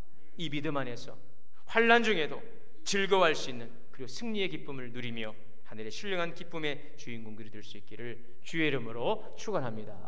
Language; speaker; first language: Korean; native; Korean